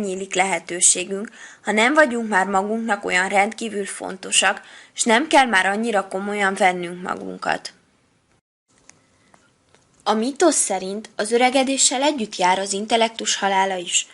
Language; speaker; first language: Hungarian; native; Hungarian